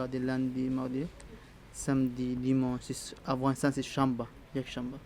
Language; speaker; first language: French; non-native, learner; Pashto